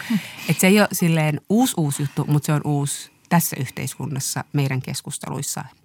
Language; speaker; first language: Finnish; early bilingual, other home language; Somali